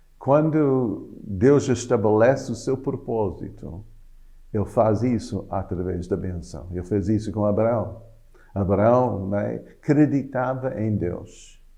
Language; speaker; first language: Portuguese; non-native, fluent; English